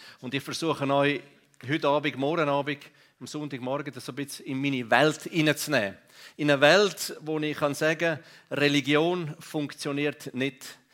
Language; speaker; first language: German; non-native, local second language; Romansh